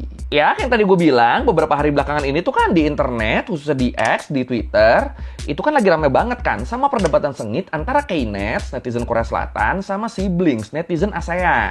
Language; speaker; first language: Indonesian; native; Indonesian